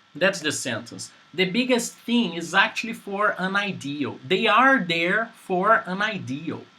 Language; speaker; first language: English; non-native, fluent; Portuguese